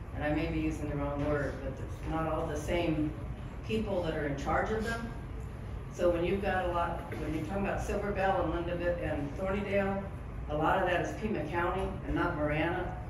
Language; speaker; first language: English; native; English